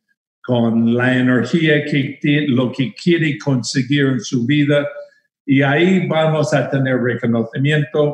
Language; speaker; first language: Spanish; non-native, fluent; English